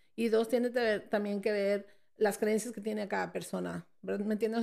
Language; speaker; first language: Spanish; early bilingual, heritage; Spanish